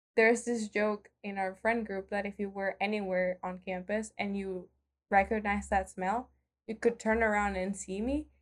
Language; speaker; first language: English; non-native, fluent; Spanish